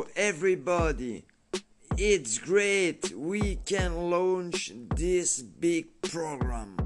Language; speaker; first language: English; non-native, learner; French